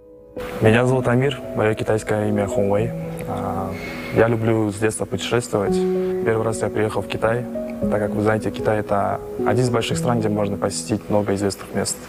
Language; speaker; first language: Russian; non-native, local second language; Kyrgyz